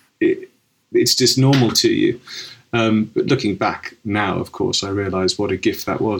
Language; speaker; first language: English; native; English